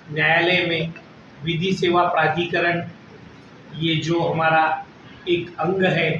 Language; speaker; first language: Hindi; non-native, local second language; Marathi